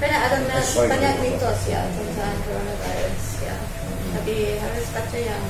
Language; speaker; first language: Indonesian; non-native, fluent; English